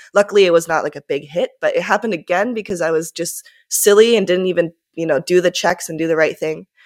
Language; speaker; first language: English; early bilingual, other home language; Japanese